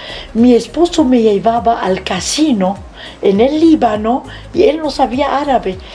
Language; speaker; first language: Spanish; non-native, fluent; Arabic